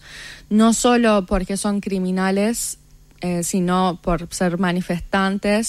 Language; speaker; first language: Spanish; non-native, fluent; Persian